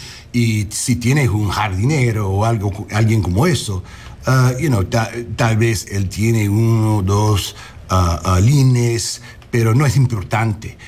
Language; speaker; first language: Spanish; non-native, learner; English